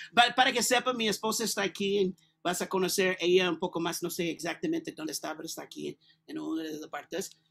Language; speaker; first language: Spanish; non-native, learner; English